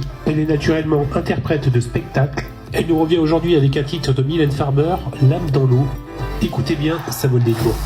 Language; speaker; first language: French; native; French